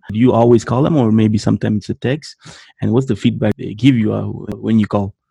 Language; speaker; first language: English; non-native, fluent; French